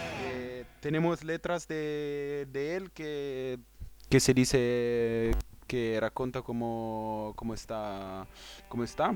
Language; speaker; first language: Spanish; non-native, learner; Italian